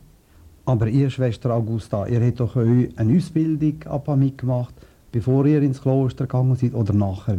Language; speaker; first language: German; native; German